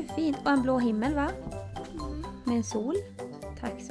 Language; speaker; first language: Swedish; native; Swedish